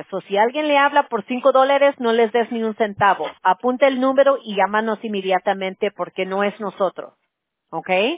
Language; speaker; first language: Spanish; early bilingual, other home language; English